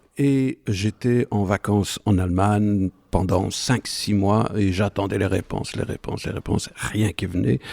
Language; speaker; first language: French; non-native, local second language; Arabic